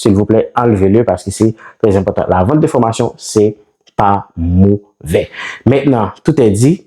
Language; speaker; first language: French; non-native, local second language; Haitian Creole